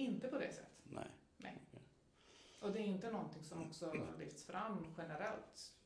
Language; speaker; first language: Swedish; non-native, fluent; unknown